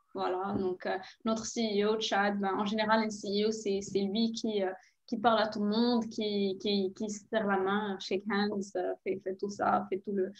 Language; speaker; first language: French; non-native, local second language; Arabic